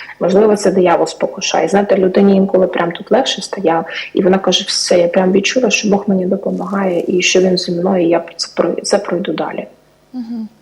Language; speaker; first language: Ukrainian; native; Ukrainian